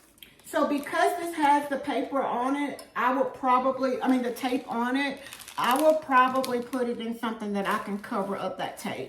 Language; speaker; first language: English; native; English